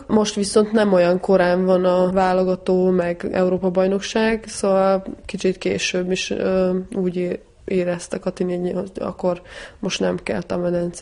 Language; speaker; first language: Hungarian; non-native, fluent; Serbian